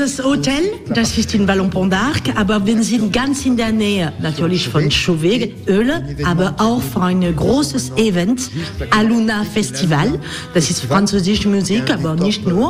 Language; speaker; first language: German; non-native, learner; French